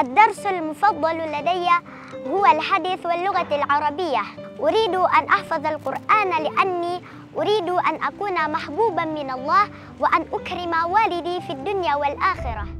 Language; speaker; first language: Arabic; non-native, learner; Indonesian